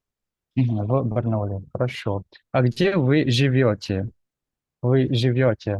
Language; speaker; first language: Russian; non-native, fluent; Indonesian